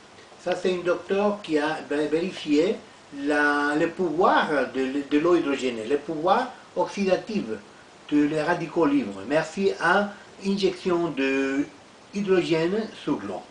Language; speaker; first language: French; non-native, learner; Italian